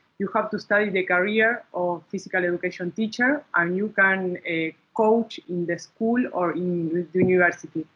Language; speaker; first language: English; non-native, learner; Spanish